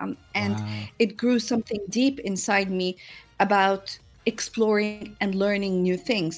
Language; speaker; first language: English; non-native, fluent; Arabic